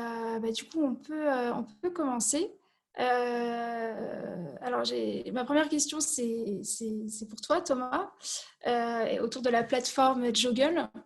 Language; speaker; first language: French; native; French